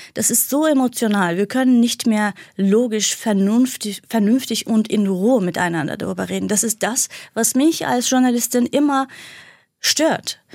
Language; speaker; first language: German; non-native, fluent; Kurdish